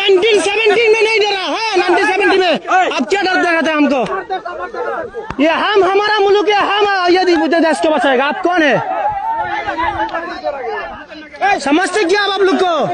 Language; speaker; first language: Hindi; non-native, learner; Bangla